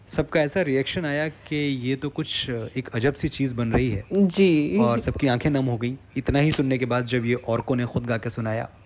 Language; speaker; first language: Hindi; native; Hindi